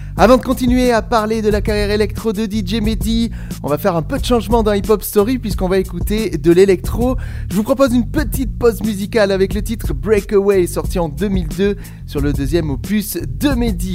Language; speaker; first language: French; native; French